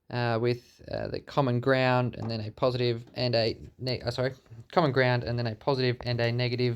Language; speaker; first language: English; native; English